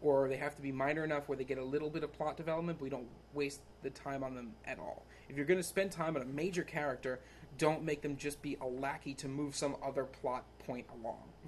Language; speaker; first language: English; native; English